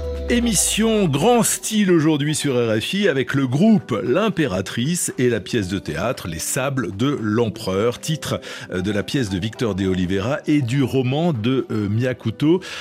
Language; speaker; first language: French; native; French